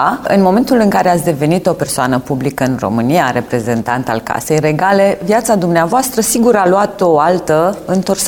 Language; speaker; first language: Romanian; native; Romanian